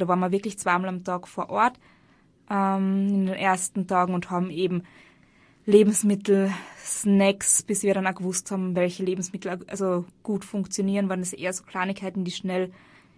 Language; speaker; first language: German; native; German